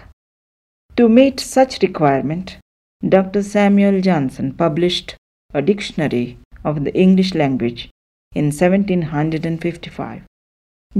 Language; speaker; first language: English; non-native, local second language; Telugu